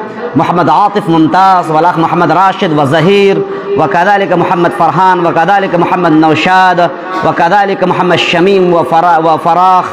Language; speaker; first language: Arabic; non-native, fluent; Urdu